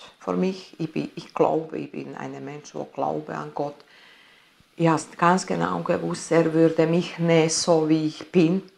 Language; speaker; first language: German; non-native, fluent; Italian